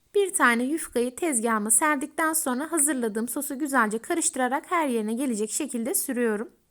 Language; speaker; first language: Turkish; native; Turkish